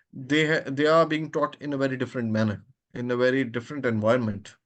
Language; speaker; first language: English; non-native, local second language; Urdu